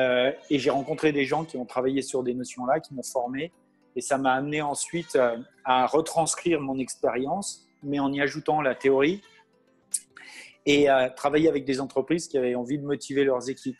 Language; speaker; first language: French; native; French